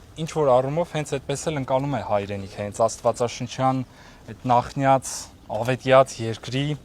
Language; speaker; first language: Armenian; native; Armenian